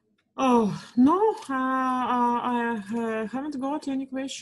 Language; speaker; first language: English; non-native, learner; Russian